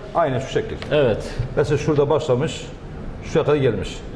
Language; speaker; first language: Turkish; native; Turkish